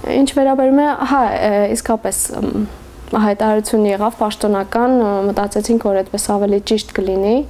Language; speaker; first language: Armenian; native; Armenian